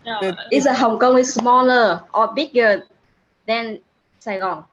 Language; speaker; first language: English; non-native, learner; Vietnamese